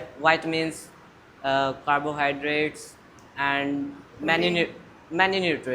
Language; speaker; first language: English; non-native, learner; Hindi